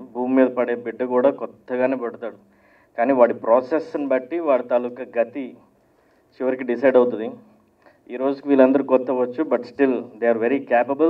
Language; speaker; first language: Telugu; native; Telugu